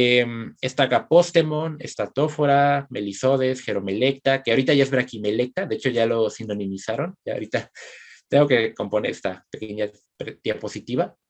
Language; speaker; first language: Spanish; native; Spanish